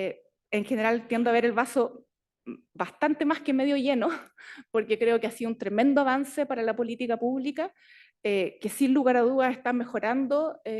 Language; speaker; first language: Spanish; native; Spanish